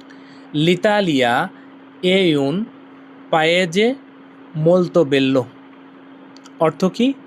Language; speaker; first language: Italian; non-native, learner; Bangla